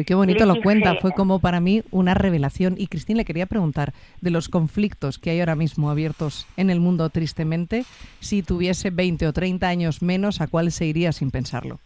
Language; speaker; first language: Spanish; native; Spanish